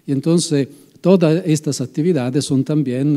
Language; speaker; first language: Spanish; non-native, fluent; Italian